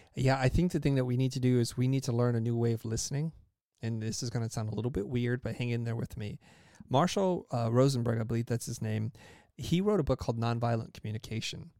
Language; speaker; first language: English; early bilingual, other home language; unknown